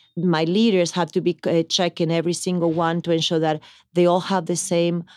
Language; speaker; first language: English; non-native, fluent; Italian